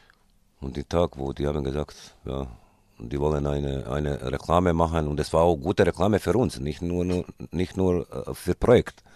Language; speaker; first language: German; non-native, fluent; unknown